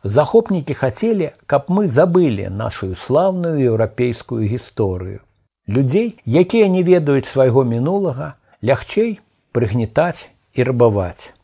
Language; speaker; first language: Belarusian; native; Belarusian